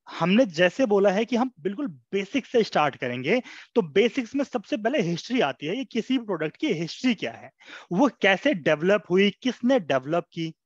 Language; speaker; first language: Hindi; native; Hindi